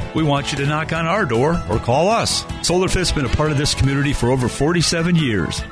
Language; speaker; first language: English; native; English